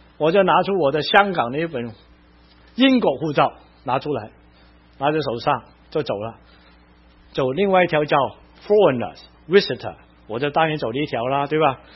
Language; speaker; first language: Chinese; non-native, local second language; Cantonese